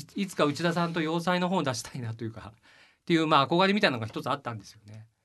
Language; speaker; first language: Japanese; native; Japanese